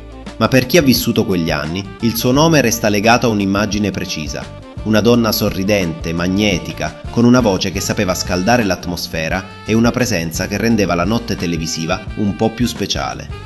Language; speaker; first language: Italian; native; Italian